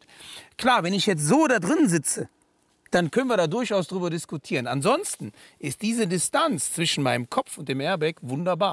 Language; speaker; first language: German; native; German